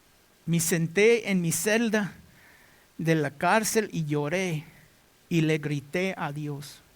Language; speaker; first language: Spanish; non-native, learner; English